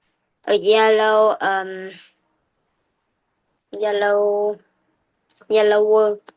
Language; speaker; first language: English; non-native, learner; Vietnamese